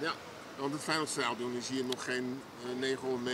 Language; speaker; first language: Dutch; native; Dutch